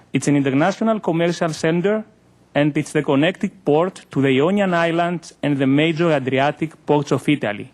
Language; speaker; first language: English; non-native, fluent; Greek